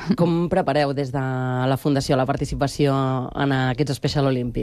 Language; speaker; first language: Catalan; native; Catalan